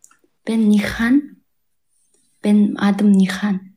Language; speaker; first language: Turkish; non-native, learner; Kazakh